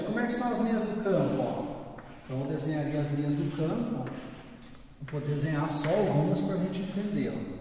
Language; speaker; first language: Portuguese; native; Portuguese